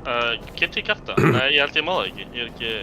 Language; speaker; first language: Icelandic; native; Icelandic